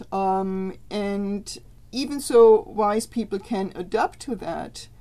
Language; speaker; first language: English; non-native, fluent; German